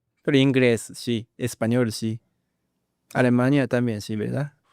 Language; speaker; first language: Spanish; non-native, learner; Japanese